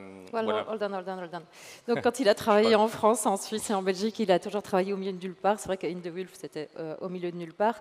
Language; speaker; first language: French; native; French